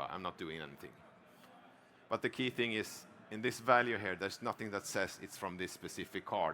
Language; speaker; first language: English; non-native, fluent; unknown